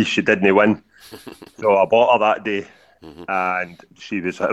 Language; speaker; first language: English; native; English